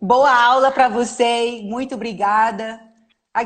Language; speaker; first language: Portuguese; non-native, fluent; English